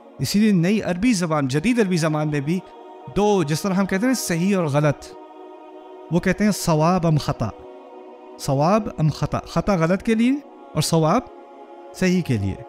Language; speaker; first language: Urdu; early bilingual, heritage; Urdu